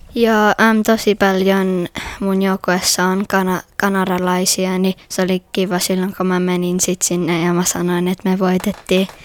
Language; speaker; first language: Finnish; early bilingual, heritage; Finnish